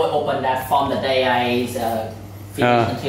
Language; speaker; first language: English; non-native, learner; Vietnamese